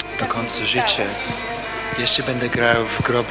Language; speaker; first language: Polish; non-native, fluent; English